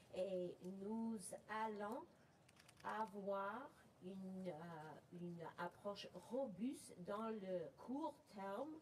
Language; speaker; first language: French; non-native, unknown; English